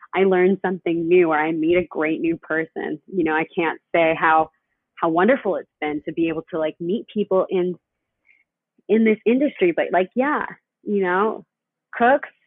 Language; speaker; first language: English; early bilingual, other home language; Spanish